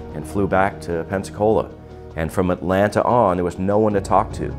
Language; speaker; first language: English; native; English